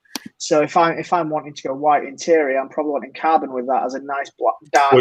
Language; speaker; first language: English; native; English